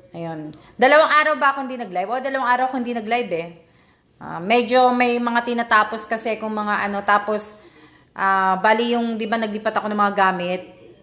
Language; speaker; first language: Filipino; native; Filipino